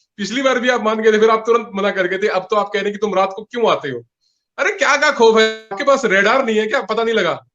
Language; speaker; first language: Hindi; non-native, local second language; Punjabi